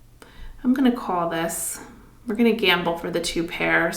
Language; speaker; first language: English; native; English